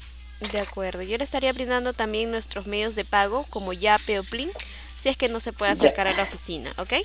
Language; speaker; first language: Spanish; native; Spanish